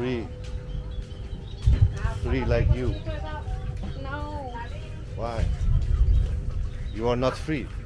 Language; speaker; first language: English; non-native, learner; Turkish